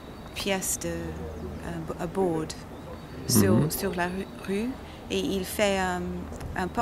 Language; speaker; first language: French; non-native, learner; English